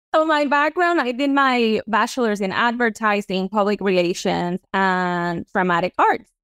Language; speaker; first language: English; non-native, fluent; Spanish